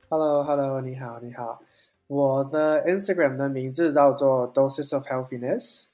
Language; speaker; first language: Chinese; non-native, local second language; Cantonese